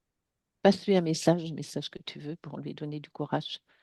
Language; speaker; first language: French; native; French